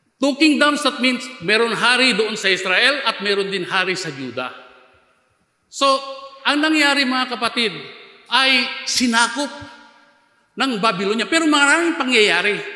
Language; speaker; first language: Filipino; non-native, local second language; Iloko